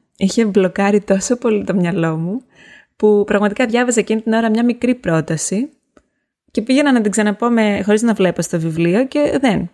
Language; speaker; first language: Greek; native; Greek